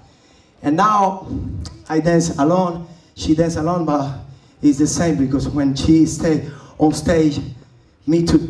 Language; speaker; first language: English; non-native, learner; Spanish